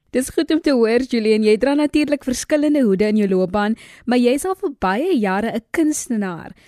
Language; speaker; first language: Afrikaans; native; Afrikaans